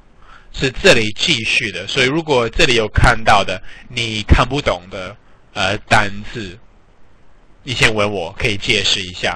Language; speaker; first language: Chinese; non-native, fluent; English